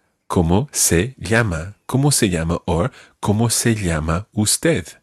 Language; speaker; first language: Spanish; non-native, fluent; English